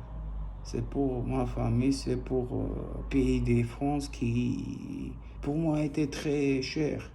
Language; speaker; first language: French; non-native, learner; Armenian